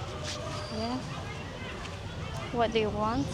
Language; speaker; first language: English; non-native, local second language; Filipino